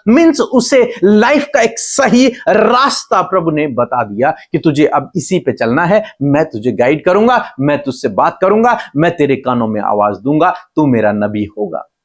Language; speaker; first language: Hindi; native; Hindi